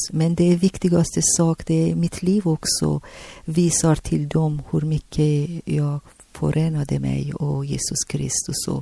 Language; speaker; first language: Swedish; non-native, learner; Persian